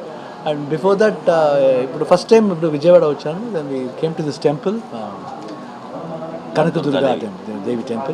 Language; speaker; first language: Telugu; non-native, learner; Kannada